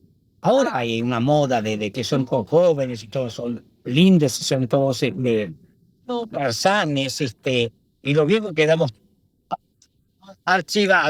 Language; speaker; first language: Spanish; early bilingual, other home language; Italian